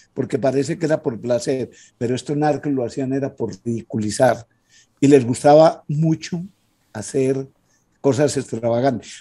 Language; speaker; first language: Spanish; native; Spanish